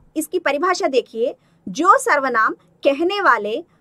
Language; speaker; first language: Hindi; non-native, local second language; Telugu